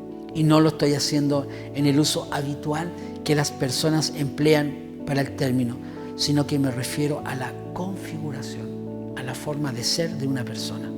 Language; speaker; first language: Spanish; native; Spanish